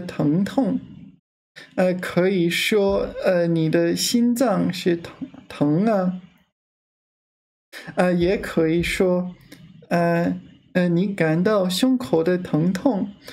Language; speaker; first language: Chinese; non-native, learner; English